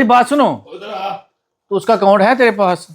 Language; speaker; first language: Hindi; non-native, local second language; Punjabi